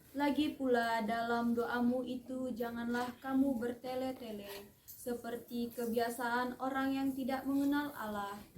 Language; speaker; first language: Indonesian; native; Indonesian